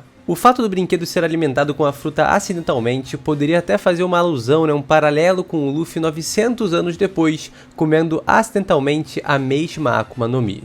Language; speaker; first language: Portuguese; native; Portuguese